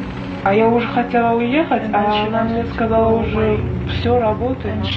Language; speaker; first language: Russian; non-native, learner; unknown